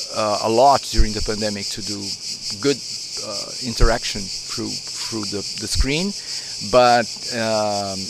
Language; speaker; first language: English; non-native, fluent; Portuguese